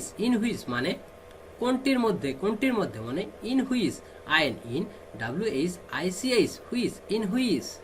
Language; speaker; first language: English; non-native, fluent; Bangla